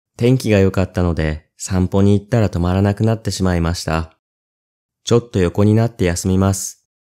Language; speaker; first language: Japanese; native; Japanese